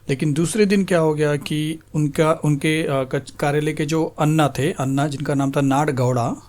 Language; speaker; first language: Hindi; non-native, local second language; Marathi